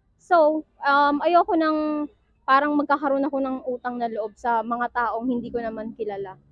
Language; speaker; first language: Filipino; native; Filipino